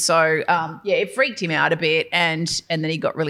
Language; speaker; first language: English; native; English